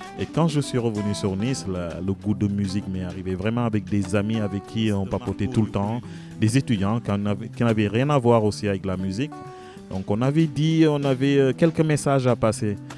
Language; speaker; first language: French; non-native, local second language; Wolof